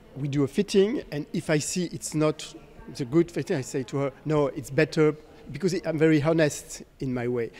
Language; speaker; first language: English; non-native, fluent; French